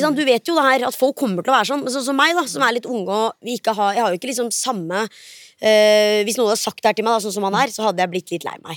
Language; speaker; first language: Norwegian; early bilingual, other home language; Hindi